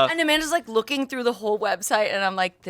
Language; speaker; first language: English; native; English